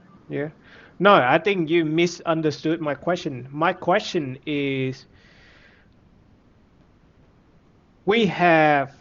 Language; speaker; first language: English; non-native, fluent; Vietnamese